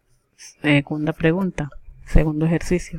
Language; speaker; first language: Spanish; native; Spanish